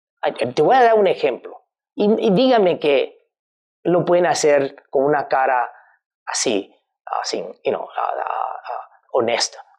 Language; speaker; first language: Spanish; non-native, fluent; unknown